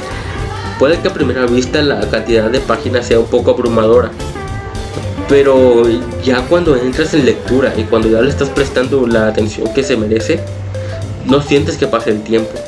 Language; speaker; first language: Spanish; native; Spanish